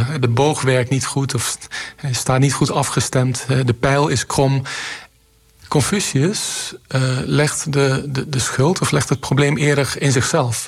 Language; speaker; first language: Dutch; native; Dutch